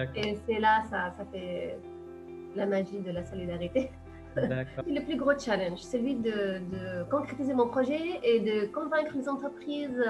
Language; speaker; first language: French; non-native, local second language; Arabic